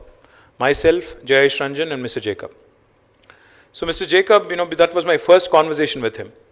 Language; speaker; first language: English; non-native, local second language; Telugu